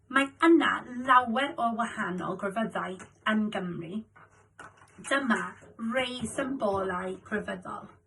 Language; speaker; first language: Welsh; non-native, local second language; English